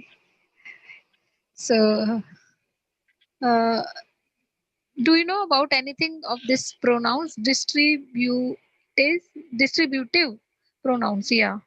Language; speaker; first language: English; non-native, learner; Hindi